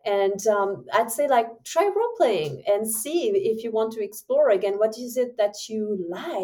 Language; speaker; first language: English; non-native, fluent; French